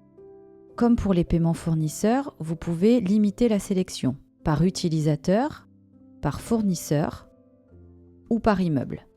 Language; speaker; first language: French; native; French